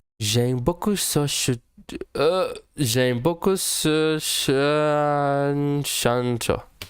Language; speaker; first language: French; non-native, learner; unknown